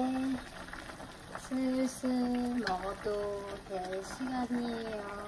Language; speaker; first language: Korean; non-native, fluent; Khmer